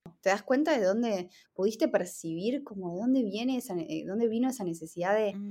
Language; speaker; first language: Spanish; native; Spanish